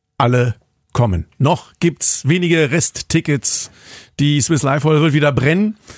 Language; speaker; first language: German; native; German